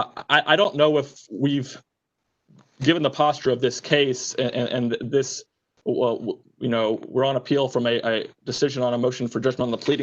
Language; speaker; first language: English; native; English